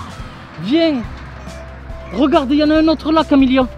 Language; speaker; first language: French; native; French